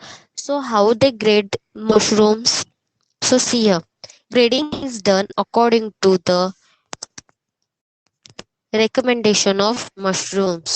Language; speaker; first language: English; non-native, local second language; Hindi